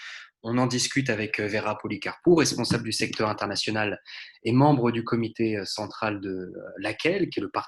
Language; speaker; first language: French; native; French